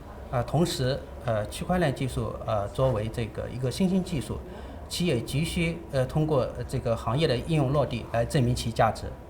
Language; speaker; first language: Chinese; native; Chinese